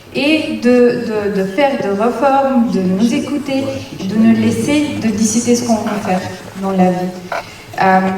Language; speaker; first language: French; non-native, fluent; Arabic